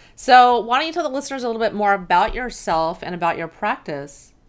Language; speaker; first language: English; native; English